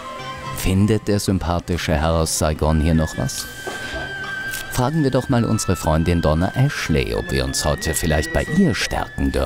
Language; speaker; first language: German; native; German